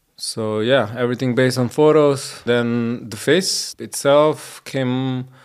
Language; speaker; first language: English; non-native, fluent; Slovenian